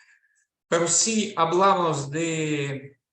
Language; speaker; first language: Spanish; non-native, fluent; Russian